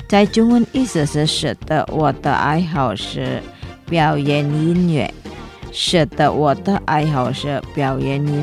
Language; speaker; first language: Chinese; non-native, fluent; Indonesian